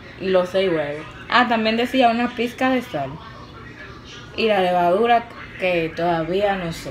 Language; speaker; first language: Spanish; native; Spanish